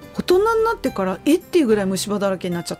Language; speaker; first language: Japanese; native; Japanese